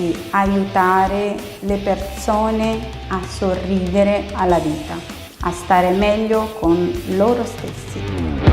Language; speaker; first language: Italian; non-native, fluent; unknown